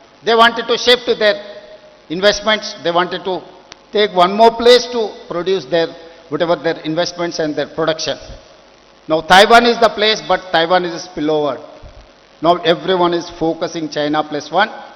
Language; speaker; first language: English; non-native, local second language; Telugu